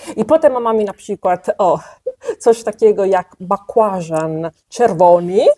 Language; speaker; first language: Polish; non-native, fluent; Italian